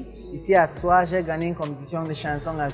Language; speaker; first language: French; non-native, local second language; English